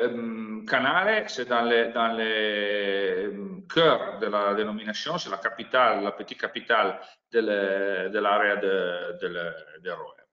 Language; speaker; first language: French; non-native, learner; Italian